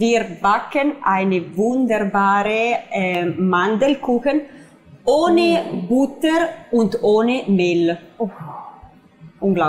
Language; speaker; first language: German; non-native, fluent; Italian